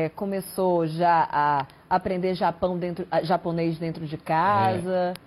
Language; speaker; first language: Portuguese; native; Portuguese